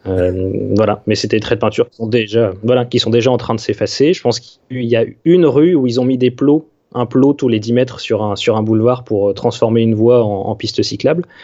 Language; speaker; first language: French; native; French